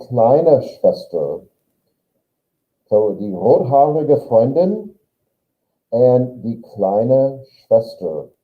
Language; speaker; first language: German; non-native, fluent; English